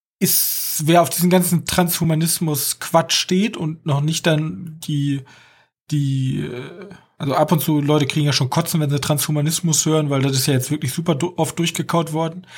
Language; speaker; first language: German; native; German